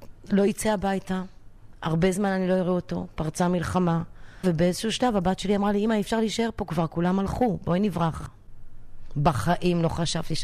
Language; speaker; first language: Hebrew; native; Hebrew